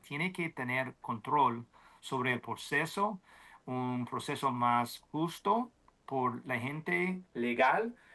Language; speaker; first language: Spanish; non-native, learner; English